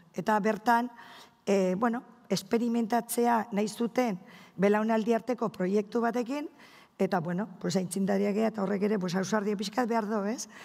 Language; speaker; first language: Basque; native; Basque